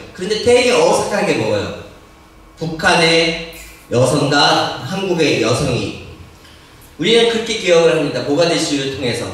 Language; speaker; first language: Korean; native; Korean